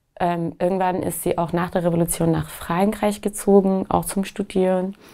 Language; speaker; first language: German; non-native, fluent; Persian